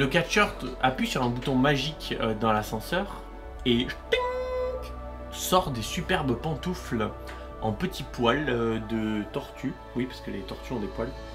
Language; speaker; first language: French; native; French